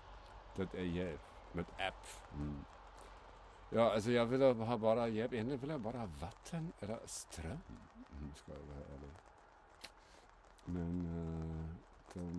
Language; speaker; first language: Swedish; non-native, fluent; German